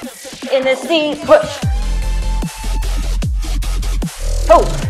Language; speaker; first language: English; native; English